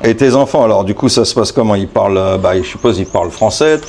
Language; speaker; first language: French; native; French